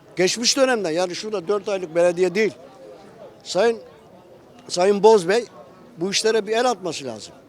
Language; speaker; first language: Turkish; native; Turkish